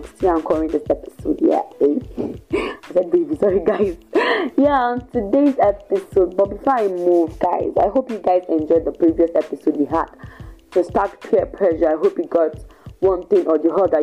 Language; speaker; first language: English; non-native, local second language; Yoruba